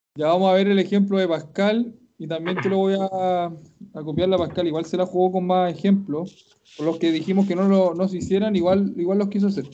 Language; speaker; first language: Spanish; native; Spanish